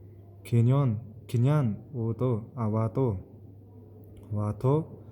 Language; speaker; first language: Korean; non-native, fluent; Mongolian